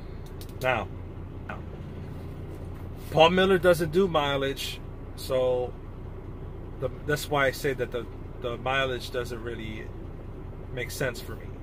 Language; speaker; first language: English; native; English